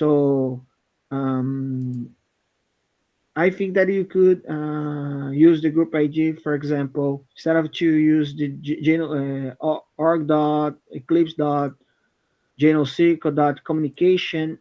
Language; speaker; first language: English; non-native, fluent; Portuguese